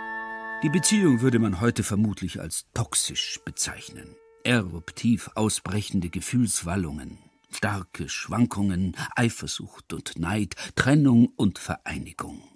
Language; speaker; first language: German; native; German